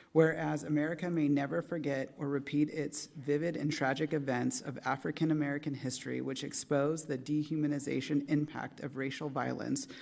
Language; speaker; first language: English; native; English